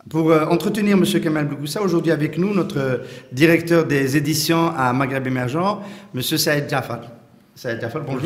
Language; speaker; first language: French; non-native, local second language; Arabic